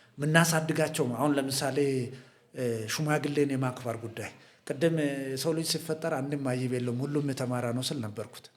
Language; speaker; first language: Amharic; non-native, local second language; Hadiyya